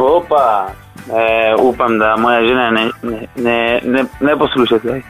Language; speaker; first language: Slovenian; non-native, fluent; Spanish